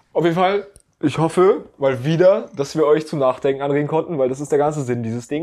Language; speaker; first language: German; native; German